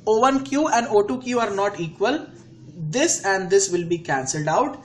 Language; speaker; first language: English; non-native, local second language; Hindi